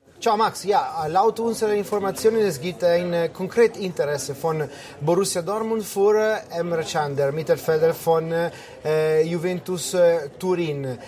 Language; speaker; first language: German; non-native, learner; Italian